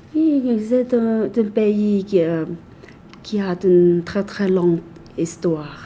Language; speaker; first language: French; non-native, fluent; Thai